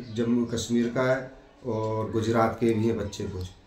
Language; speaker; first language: Hindi; native; Hindi